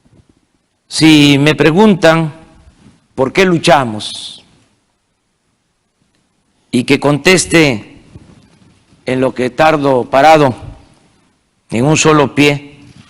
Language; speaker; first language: Spanish; native; Spanish